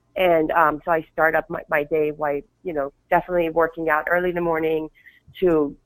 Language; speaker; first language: English; non-native, fluent; Persian